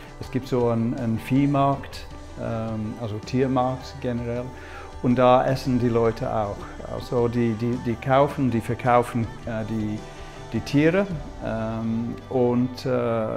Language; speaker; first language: German; non-native, fluent; English